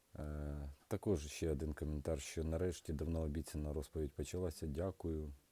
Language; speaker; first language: Ukrainian; native; Ukrainian